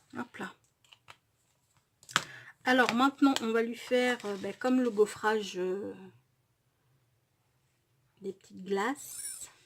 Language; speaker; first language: French; native; French